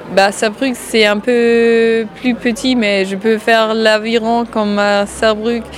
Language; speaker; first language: French; non-native, fluent; German